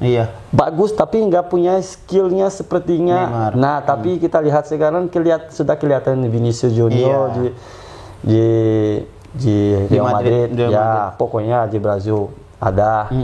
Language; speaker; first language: Indonesian; non-native, fluent; Portuguese